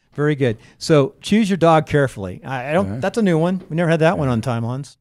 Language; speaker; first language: English; native; English